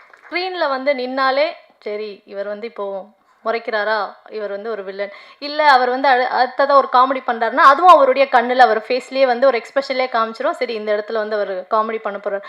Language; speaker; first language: Tamil; native; Tamil